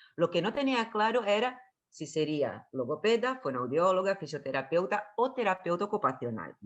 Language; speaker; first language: Spanish; non-native, fluent; Portuguese